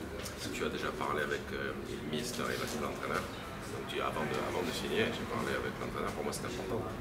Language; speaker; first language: French; non-native, fluent; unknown